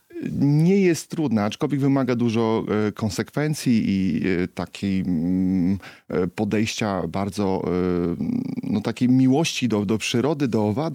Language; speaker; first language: Polish; native; Polish